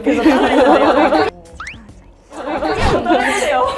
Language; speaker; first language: Korean; native; Korean